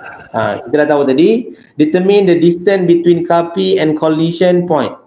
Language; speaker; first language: English; non-native, local second language; Malay